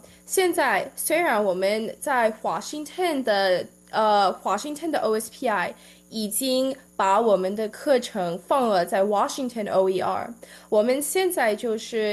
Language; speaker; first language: Chinese; early bilingual, heritage; Chinese